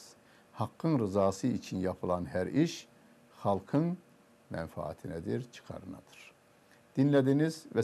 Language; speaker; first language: Turkish; native; Turkish